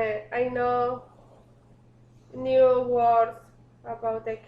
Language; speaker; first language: English; non-native, learner; Spanish